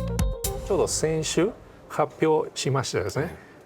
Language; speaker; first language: Japanese; non-native, fluent; Portuguese